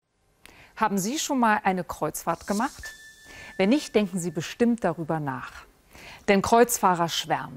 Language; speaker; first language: German; native; German